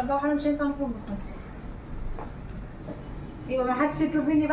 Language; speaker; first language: Arabic; native; Arabic